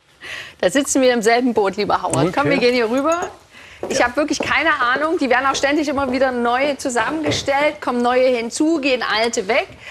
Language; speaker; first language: German; native; German